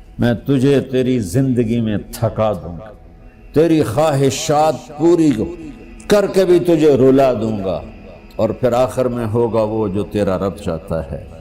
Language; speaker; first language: Urdu; non-native, local second language; Punjabi